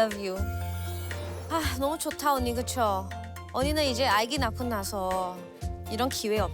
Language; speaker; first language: Korean; non-native, fluent; Chinese